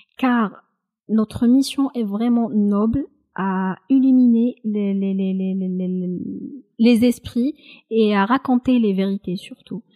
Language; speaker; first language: French; non-native, local second language; Kabyle